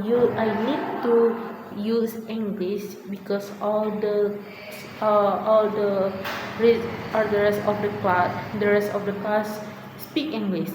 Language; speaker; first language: English; non-native, learner; Indonesian